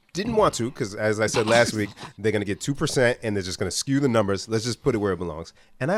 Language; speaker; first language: English; native; English